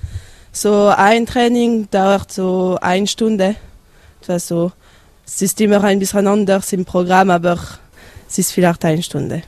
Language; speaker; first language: German; non-native, local second language; French